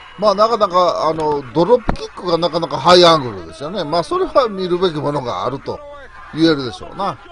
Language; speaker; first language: Japanese; native; Japanese